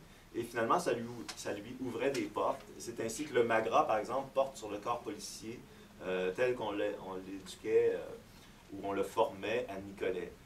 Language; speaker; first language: French; native; French